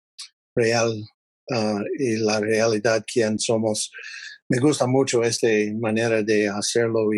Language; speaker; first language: Spanish; non-native, fluent; English